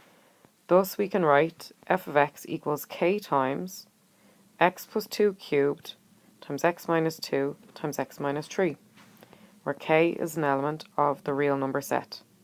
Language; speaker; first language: English; native; English